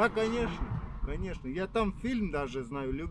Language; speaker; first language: Russian; non-native, fluent; Armenian